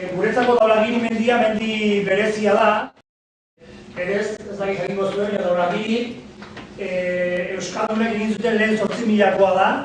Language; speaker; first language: Basque; native; Basque